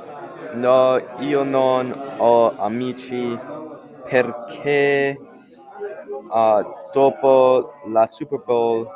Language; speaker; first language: Italian; non-native, learner; English